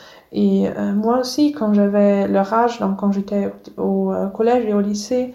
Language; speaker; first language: French; non-native, fluent; German